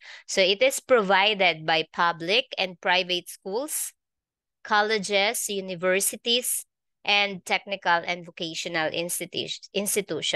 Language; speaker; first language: English; non-native, local second language; Filipino